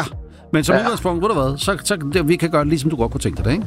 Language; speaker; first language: Danish; native; Danish